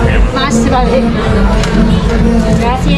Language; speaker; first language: Spanish; non-native, learner; Filipino